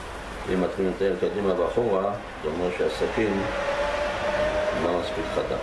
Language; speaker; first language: Hebrew; native; Hebrew